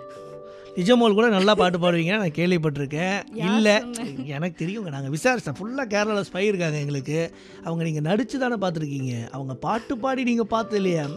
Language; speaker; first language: Tamil; native; Tamil